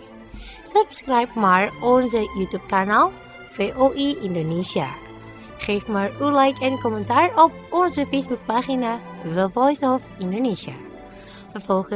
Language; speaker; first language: Dutch; non-native, fluent; Indonesian